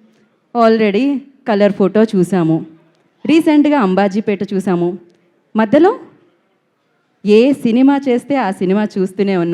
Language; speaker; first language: Telugu; native; Telugu